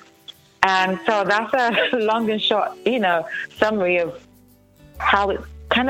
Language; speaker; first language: English; native; English